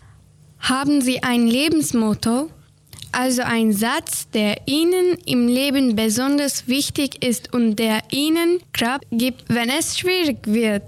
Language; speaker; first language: German; non-native, learner; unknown